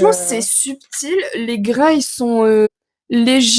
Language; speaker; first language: French; native; French